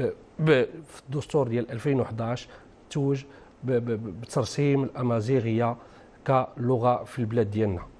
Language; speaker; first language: Arabic; native; Arabic